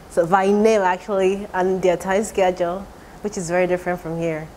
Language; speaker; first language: English; non-native, local second language; Igbo